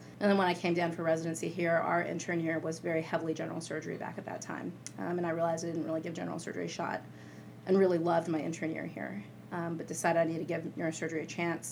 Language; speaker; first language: English; native; English